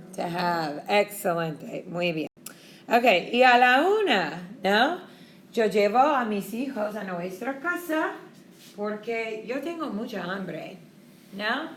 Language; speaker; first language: Spanish; non-native, fluent; English